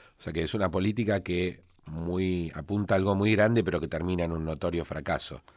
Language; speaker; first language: Spanish; native; Spanish